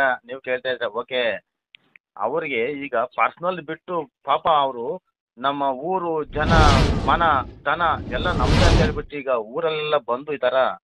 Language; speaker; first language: Kannada; native; Kannada